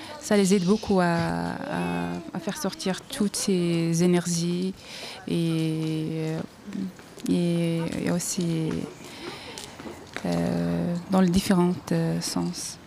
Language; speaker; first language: French; non-native, learner; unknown